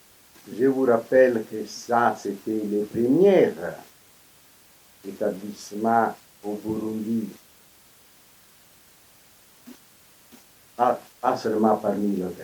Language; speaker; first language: French; non-native, fluent; Italian